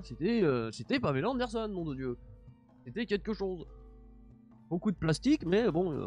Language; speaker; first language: French; native; French